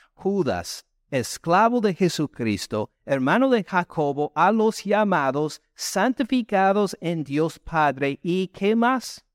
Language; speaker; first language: Spanish; non-native, fluent; English